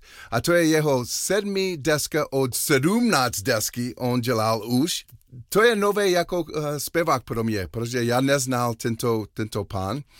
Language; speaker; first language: Czech; non-native, learner; English